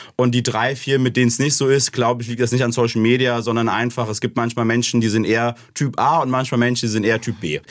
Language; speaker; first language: German; native; German